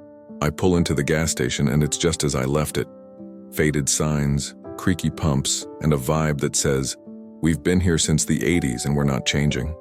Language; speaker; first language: English; native; English